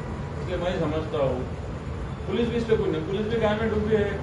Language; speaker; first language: Hindi; non-native, local second language; Marathi